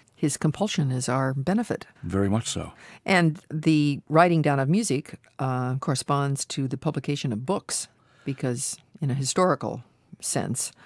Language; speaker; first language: English; native; English